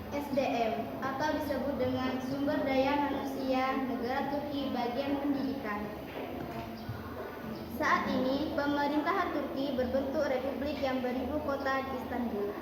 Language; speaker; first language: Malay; non-native, local second language; Madurese